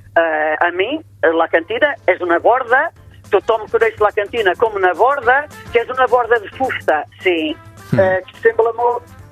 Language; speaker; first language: Catalan; non-native, fluent; Portuguese